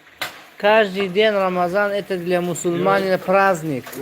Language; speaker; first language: Russian; non-native, local second language; Tajik